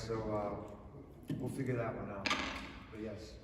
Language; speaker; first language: English; native; English